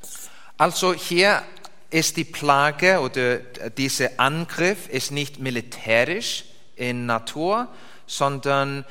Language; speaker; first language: German; non-native, learner; Icelandic